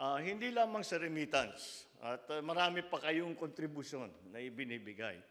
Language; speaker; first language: Filipino; native; Filipino